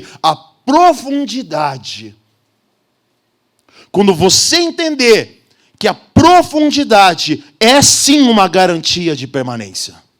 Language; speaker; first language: Portuguese; native; Portuguese